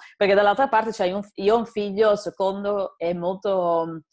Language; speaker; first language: Italian; non-native, fluent; Dutch